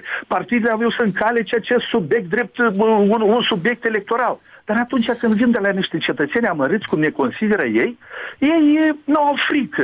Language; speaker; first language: Romanian; native; Romanian